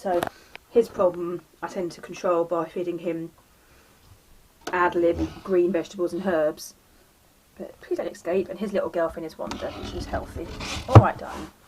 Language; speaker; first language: English; native; English